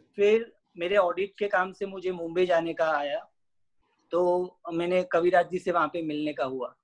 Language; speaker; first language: Hindi; non-native, local second language; Gujarati